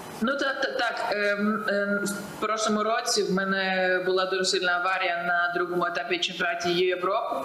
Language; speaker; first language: Ukrainian; non-native, local second language; Russian